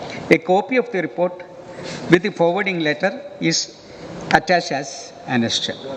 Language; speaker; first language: English; non-native, local second language; Malayalam